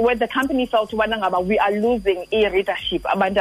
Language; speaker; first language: English; non-native, local second language; Xhosa